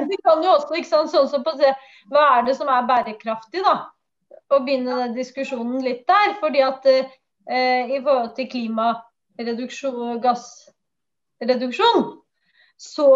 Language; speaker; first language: Norwegian; native; Norwegian